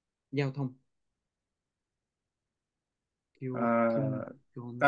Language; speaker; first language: Korean; non-native, learner; Vietnamese